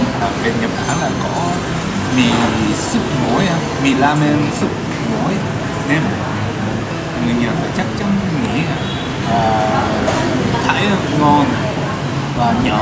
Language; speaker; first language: Vietnamese; non-native, learner; Japanese